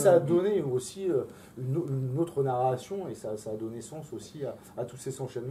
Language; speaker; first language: French; native; French